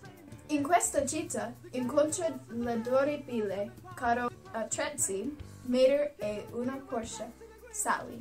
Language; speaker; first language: Italian; non-native, learner; English